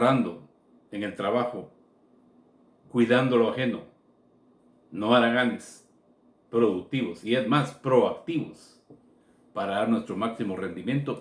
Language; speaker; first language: Spanish; native; Spanish